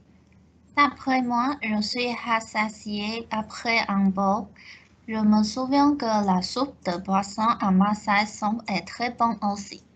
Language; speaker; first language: French; non-native, learner; Chinese